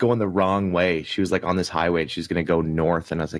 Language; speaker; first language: English; native; English